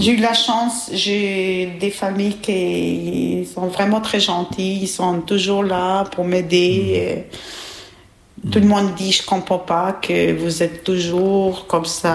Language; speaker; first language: French; non-native, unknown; Albanian